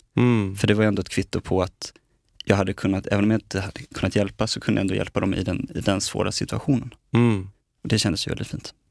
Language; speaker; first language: Swedish; native; Swedish